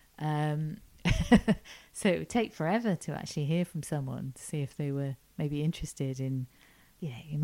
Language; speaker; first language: English; native; English